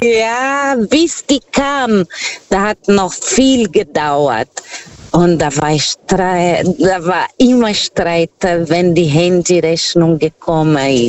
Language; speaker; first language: German; non-native, fluent; Portuguese